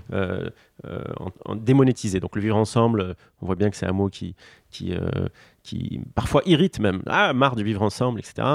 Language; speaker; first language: French; non-native, local second language; Arabic